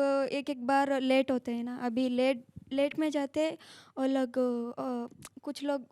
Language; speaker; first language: Hindi; non-native, local second language; Kannada